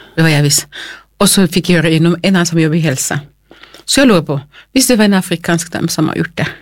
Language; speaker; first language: Norwegian; non-native, fluent; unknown